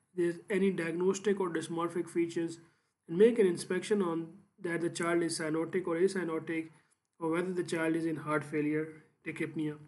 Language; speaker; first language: English; non-native, local second language; Urdu